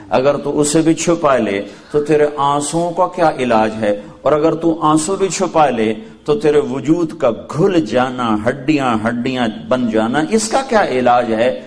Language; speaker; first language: Urdu; non-native, local second language; Punjabi